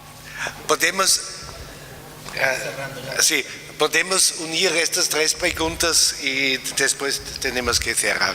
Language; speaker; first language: Spanish; non-native, fluent; German